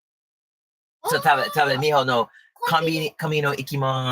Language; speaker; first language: Japanese; non-native, learner; English